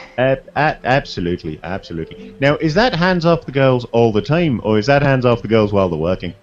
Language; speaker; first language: English; native; English